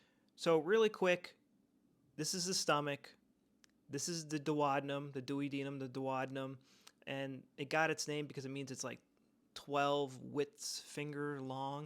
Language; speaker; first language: English; native; English